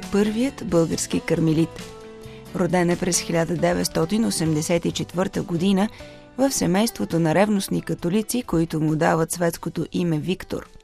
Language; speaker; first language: Bulgarian; native; Bulgarian